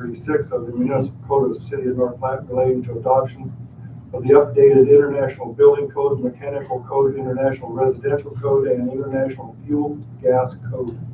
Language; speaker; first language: English; native; English